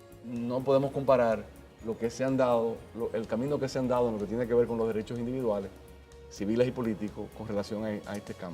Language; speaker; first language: Spanish; native; Spanish